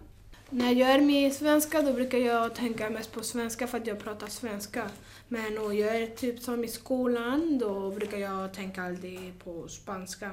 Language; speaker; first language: Swedish; early bilingual, heritage; Swedish